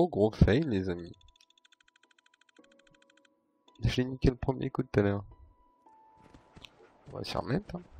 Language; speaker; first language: French; native; French